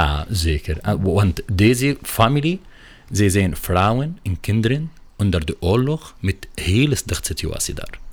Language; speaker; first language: Dutch; non-native, learner; Arabic